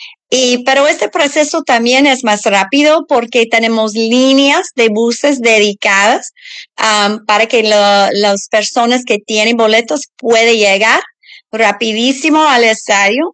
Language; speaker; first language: Spanish; non-native, learner; English